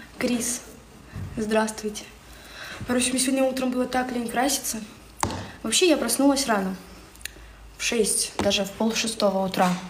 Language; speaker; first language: Russian; native; Russian